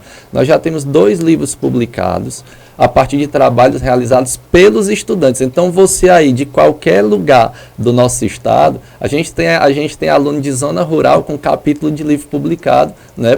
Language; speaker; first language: Portuguese; native; Portuguese